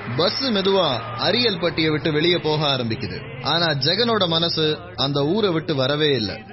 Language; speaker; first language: Tamil; native; Tamil